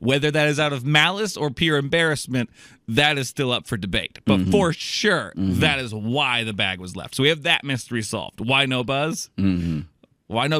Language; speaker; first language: English; native; English